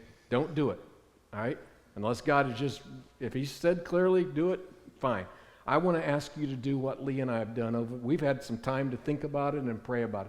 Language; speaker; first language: English; native; English